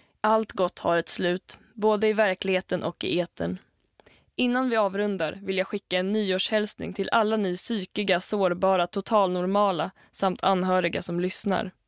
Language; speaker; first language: Swedish; native; Swedish